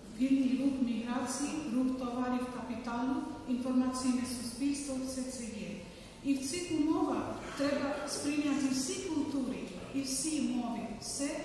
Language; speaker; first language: Ukrainian; non-native, fluent; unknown